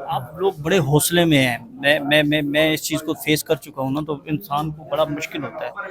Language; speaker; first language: Urdu; non-native, local second language; Pashto